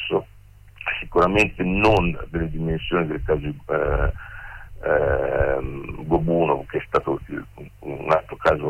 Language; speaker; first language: Italian; native; Italian